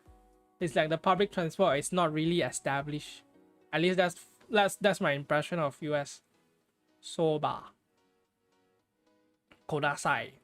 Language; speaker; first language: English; non-native, fluent; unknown